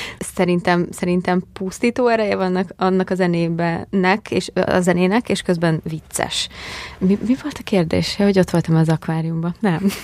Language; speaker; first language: Hungarian; native; Hungarian